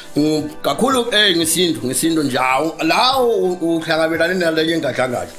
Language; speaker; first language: Zulu; non-native, local second language; Swati